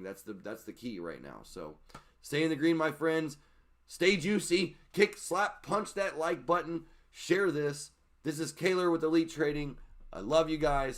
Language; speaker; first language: English; native; English